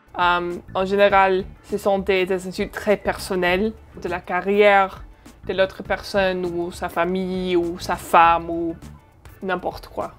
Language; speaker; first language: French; non-native, fluent; English